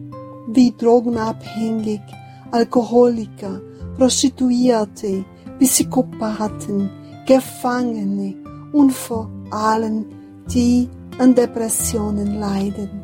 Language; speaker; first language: German; non-native, fluent; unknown